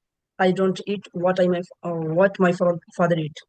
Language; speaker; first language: English; non-native, learner; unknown